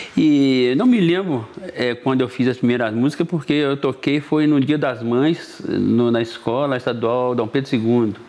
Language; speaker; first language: Portuguese; native; Portuguese